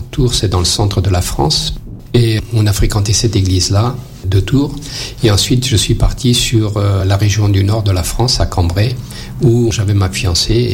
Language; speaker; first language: French; non-native, fluent; Portuguese